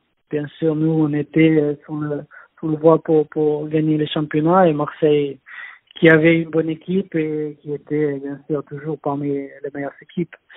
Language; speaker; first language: French; non-native, fluent; Swedish